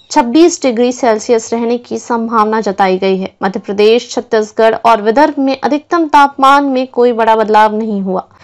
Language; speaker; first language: Hindi; non-native, local second language; Marathi